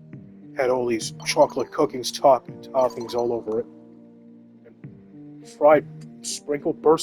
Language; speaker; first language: English; native; English